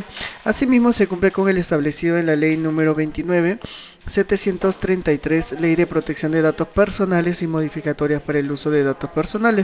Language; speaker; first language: Spanish; native; Spanish